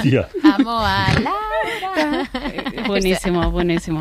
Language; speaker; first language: Spanish; native; Spanish